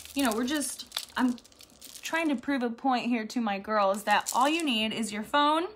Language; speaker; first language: English; early bilingual, other home language; Spanish